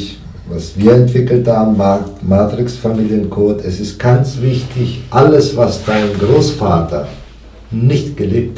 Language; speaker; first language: German; non-native, fluent; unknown